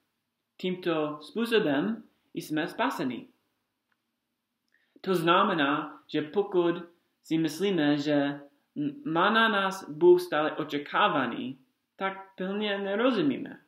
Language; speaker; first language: Czech; non-native, fluent; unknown